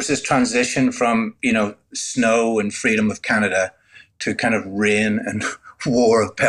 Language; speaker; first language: English; native; English